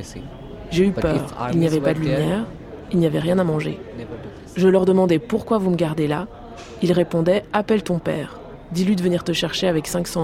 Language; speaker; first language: French; native; French